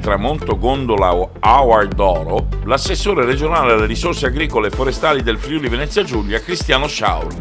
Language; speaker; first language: Italian; native; Italian